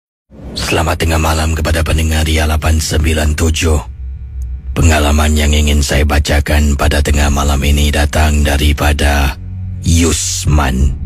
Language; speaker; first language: Malay; native; Malay